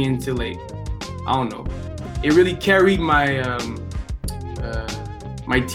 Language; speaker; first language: English; non-native, fluent; French